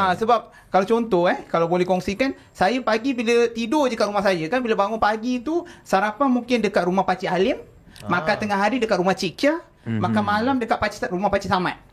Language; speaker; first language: Malay; non-native, local second language; Tamil